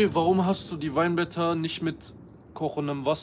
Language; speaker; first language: German; early bilingual, other home language; Kurdish